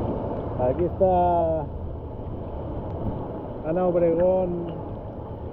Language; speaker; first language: Spanish; non-native, learner; Filipino